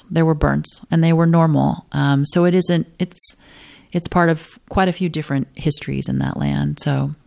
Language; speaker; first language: English; native; English